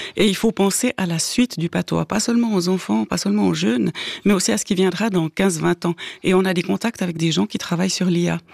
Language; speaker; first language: French; native; French